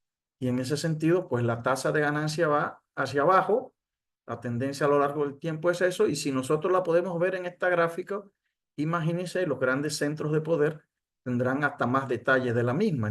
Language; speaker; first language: Spanish; native; Spanish